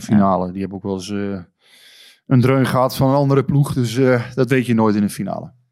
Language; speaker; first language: Dutch; native; Dutch